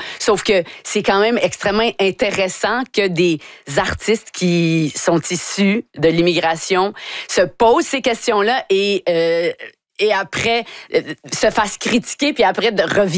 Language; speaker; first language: French; native; French